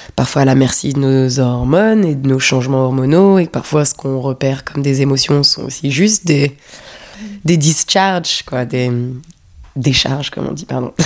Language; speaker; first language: French; native; French